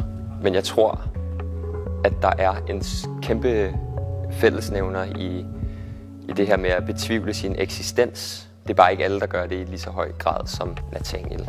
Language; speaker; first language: Danish; native; Danish